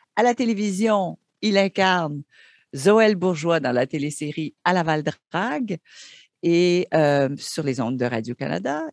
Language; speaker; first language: French; native; French